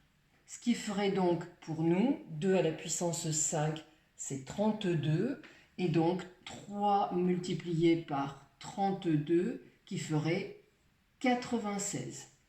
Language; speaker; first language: French; native; French